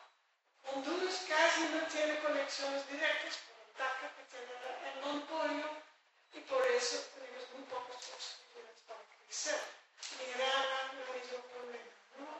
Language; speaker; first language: Spanish; non-native, fluent; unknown